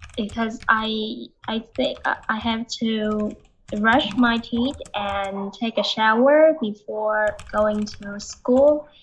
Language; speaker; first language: English; non-native, learner; Vietnamese